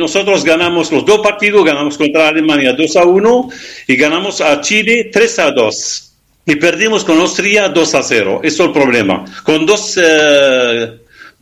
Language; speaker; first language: Spanish; non-native, fluent; Arabic